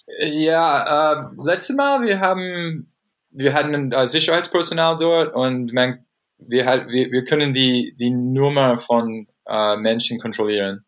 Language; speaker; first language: German; non-native, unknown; English